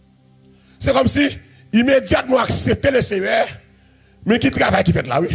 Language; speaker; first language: French; non-native, local second language; Haitian Creole